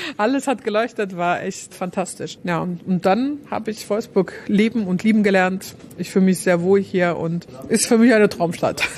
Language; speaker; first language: German; early bilingual, other home language; Russian